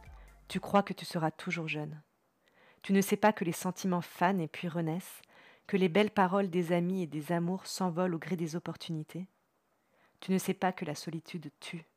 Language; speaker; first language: French; native; French